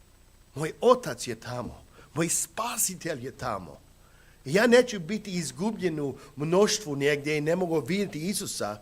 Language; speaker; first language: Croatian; non-native, fluent; English